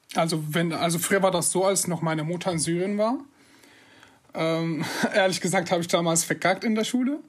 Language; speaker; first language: German; non-native, fluent; Arabic